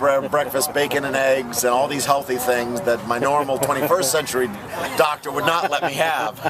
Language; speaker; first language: English; native; English